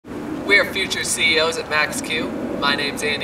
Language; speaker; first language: English; native; English